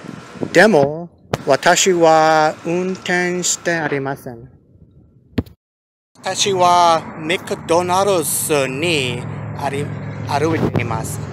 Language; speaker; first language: Japanese; non-native, learner; English